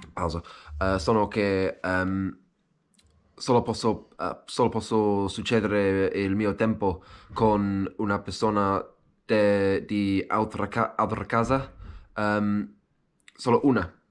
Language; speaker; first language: Italian; non-native, learner; English